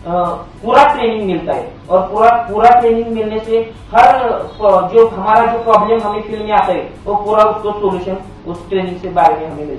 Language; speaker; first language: Hindi; non-native, local second language; Marathi